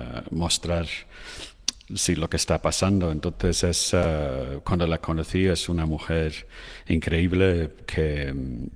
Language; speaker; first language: Spanish; non-native, fluent; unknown